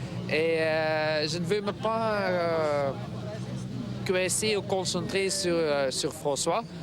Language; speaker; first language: French; non-native, local second language; Dutch